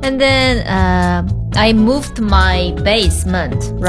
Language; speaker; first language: English; non-native, learner; Indonesian